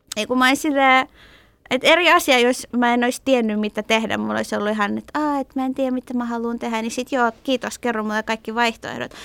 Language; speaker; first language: Finnish; early bilingual, other home language; Persian